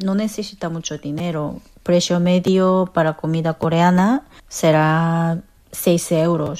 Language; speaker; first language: Spanish; non-native, fluent; Korean